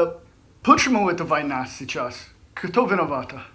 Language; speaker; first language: Russian; non-native, learner; English